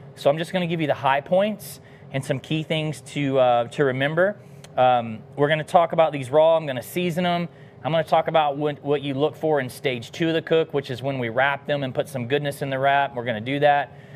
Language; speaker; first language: English; native; English